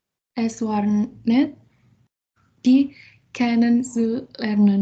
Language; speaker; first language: German; non-native, learner; Indonesian